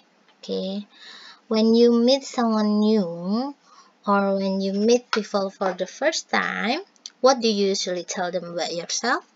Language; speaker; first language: English; non-native, fluent; Indonesian